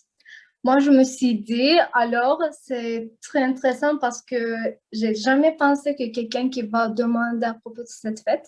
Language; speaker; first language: French; non-native, learner; Azerbaijani